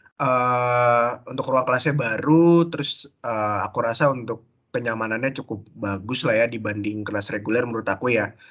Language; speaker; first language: Indonesian; native; Indonesian